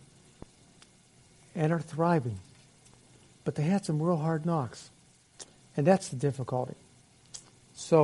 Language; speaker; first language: English; native; English